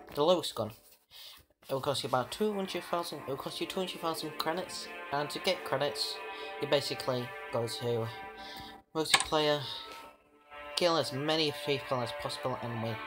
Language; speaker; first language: English; native; English